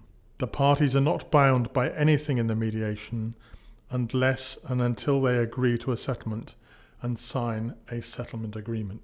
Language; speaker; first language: English; native; English